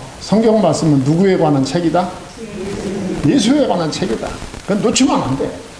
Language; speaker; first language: Korean; native; Korean